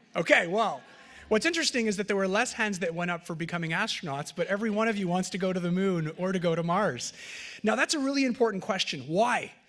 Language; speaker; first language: English; early bilingual, other home language; French